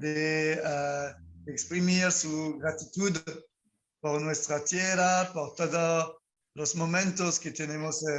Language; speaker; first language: Spanish; non-native, learner; French